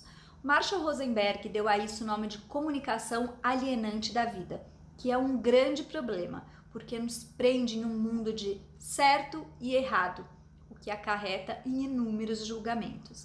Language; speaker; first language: Portuguese; native; Portuguese